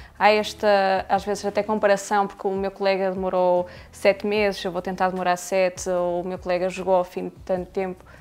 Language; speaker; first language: Portuguese; native; Portuguese